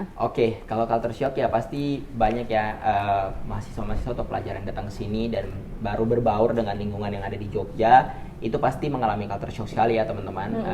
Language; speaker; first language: Indonesian; native; Indonesian